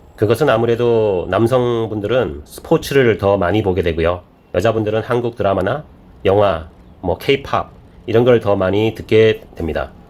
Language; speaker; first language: Korean; native; Korean